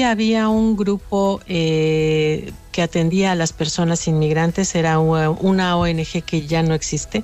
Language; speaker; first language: Spanish; native; Spanish